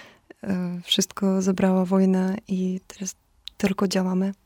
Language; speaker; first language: Polish; non-native, fluent; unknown